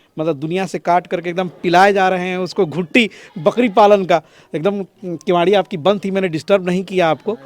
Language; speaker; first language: Hindi; native; Hindi